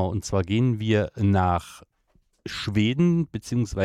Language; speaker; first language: German; native; German